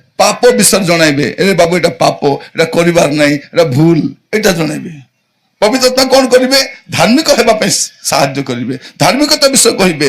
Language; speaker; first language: Odia; native; Odia